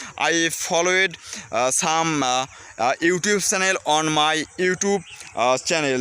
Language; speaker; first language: English; non-native, learner; Bangla